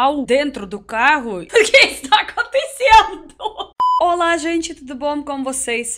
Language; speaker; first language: Portuguese; non-native, learner; Russian